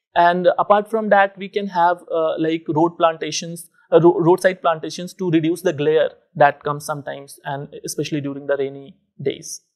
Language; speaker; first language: English; non-native, local second language; Hindi